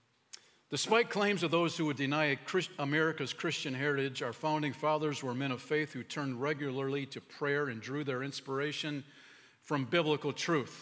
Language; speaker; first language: English; native; English